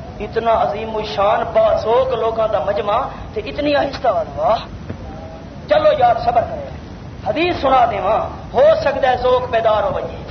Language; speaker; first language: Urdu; non-native, local second language; Punjabi